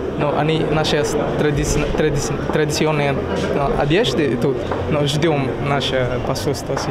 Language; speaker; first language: Russian; non-native, learner; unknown